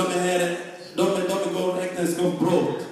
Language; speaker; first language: Swedish; non-native, fluent; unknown